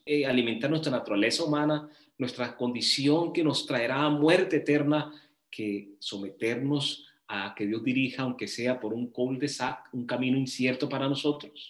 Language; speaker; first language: Spanish; native; Spanish